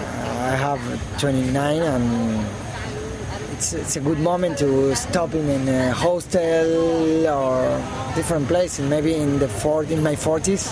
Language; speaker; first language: English; non-native, learner; Spanish